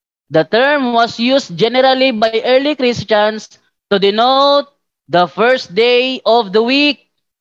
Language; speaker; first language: English; non-native, local second language; Filipino